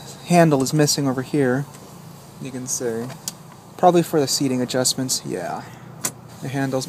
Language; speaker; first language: English; native; English